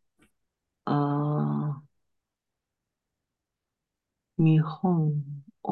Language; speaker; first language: Japanese; non-native, learner; Chinese